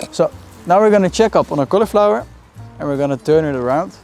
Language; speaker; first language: English; non-native, fluent; Dutch